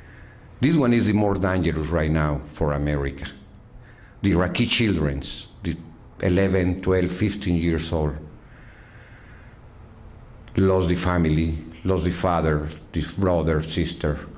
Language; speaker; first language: English; non-native, learner; Spanish